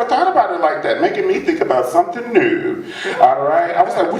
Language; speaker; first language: English; native; English